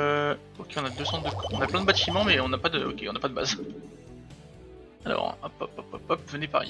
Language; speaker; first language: French; native; French